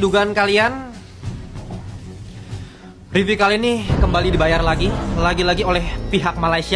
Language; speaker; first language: Indonesian; native; Indonesian